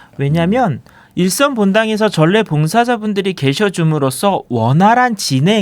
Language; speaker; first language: Korean; native; Korean